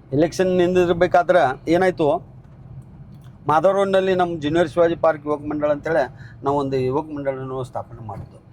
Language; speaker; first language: Kannada; non-native, local second language; Marathi